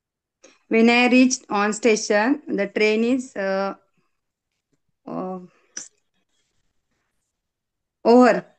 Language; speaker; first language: English; non-native, learner; Marathi